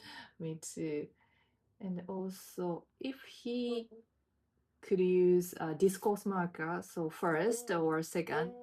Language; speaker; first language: English; non-native, learner; Japanese